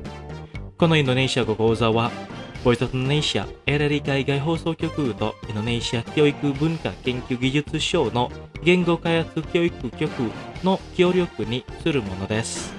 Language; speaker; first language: Japanese; non-native, fluent; Indonesian